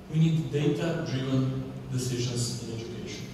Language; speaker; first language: English; non-native, fluent; Slovenian